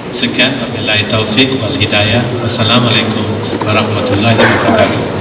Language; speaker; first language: Malay; non-native, local second language; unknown